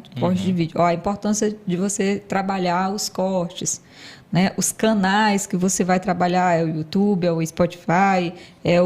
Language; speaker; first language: Portuguese; native; Portuguese